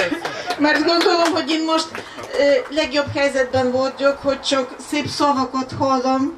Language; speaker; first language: Hungarian; non-native, fluent; Ukrainian